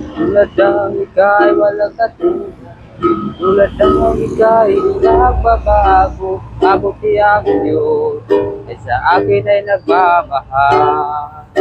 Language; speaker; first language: Filipino; non-native, local second language; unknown